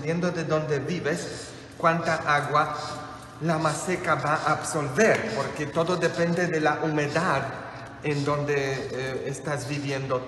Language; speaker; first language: Spanish; non-native, fluent; English